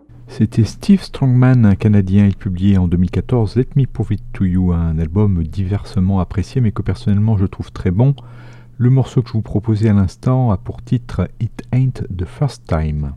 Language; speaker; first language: French; native; French